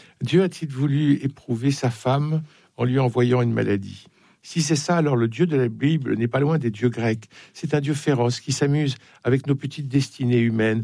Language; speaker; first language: French; native; French